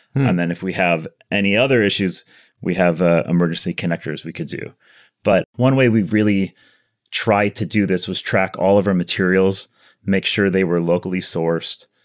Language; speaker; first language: English; native; English